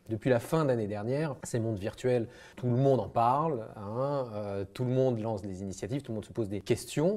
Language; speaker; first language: French; native; French